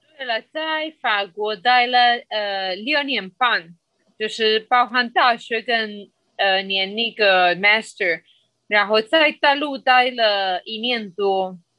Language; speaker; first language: Chinese; non-native, fluent; Spanish